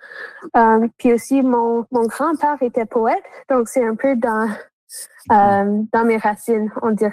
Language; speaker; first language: French; native; French